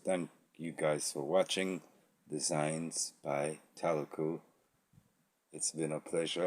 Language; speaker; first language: English; native; English